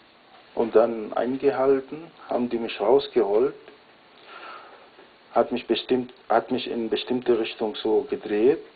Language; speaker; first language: German; non-native, fluent; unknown